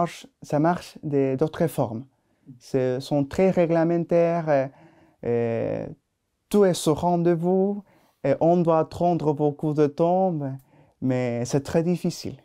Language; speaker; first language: French; non-native, learner; Spanish